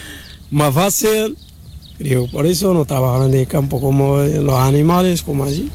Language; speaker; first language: Spanish; non-native, learner; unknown